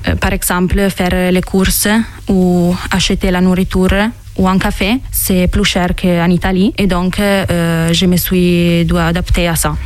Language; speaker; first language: French; non-native, fluent; Italian